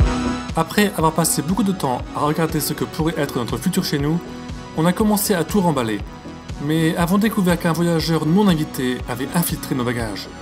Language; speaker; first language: French; native; French